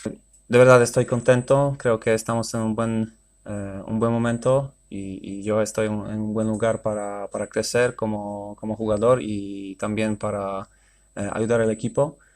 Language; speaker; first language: Spanish; non-native, fluent; Polish